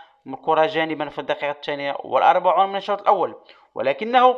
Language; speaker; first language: Arabic; native; Arabic